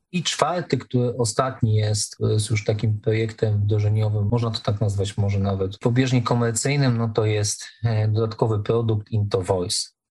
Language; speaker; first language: Polish; native; Polish